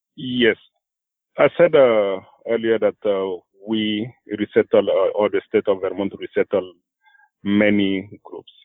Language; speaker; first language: English; non-native, fluent; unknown